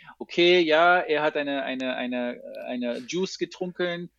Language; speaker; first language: German; non-native, learner; English